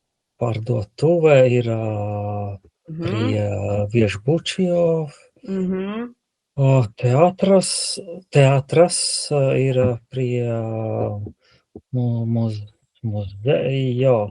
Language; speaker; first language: Lithuanian; non-native, learner; Latvian